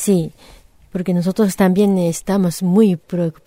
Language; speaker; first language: Spanish; non-native, fluent; Japanese